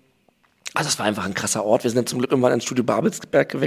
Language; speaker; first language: German; native; German